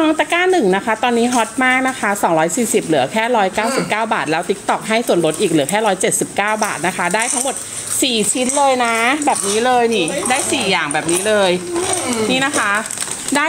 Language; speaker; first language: Thai; native; Thai